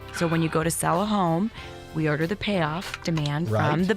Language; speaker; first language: English; native; English